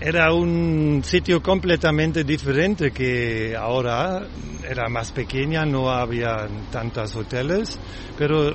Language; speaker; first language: Spanish; non-native, fluent; German